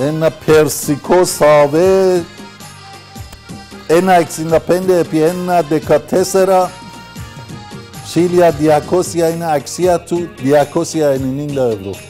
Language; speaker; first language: Greek; non-native, learner; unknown